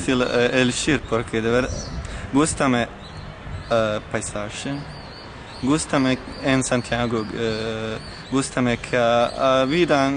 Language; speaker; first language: Galician; non-native, learner; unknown